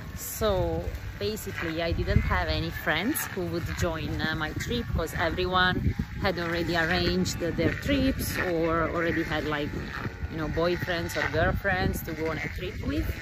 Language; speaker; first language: English; non-native, fluent; Italian